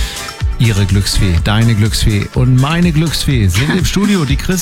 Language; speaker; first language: German; native; German